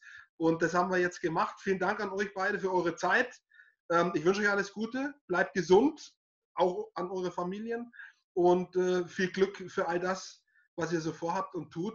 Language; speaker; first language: German; native; German